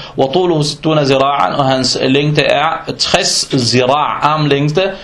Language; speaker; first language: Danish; non-native, fluent; Arabic